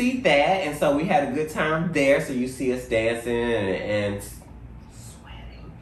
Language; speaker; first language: English; native; English